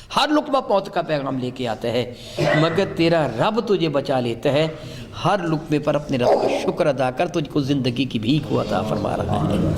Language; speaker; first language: Urdu; non-native, local second language; Punjabi